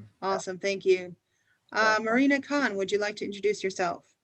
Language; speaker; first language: English; native; English